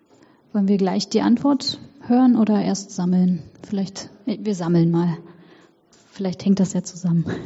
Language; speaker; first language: German; native; German